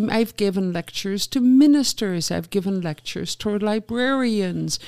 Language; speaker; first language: English; non-native, fluent; Dutch